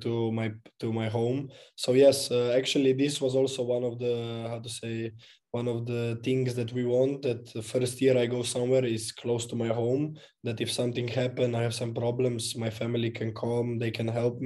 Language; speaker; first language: English; non-native, fluent; Slovenian